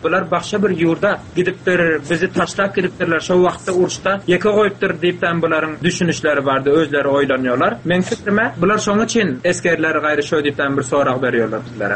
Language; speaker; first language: Turkish; non-native, learner; Turkmen